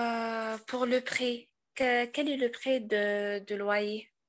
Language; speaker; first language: French; non-native, learner; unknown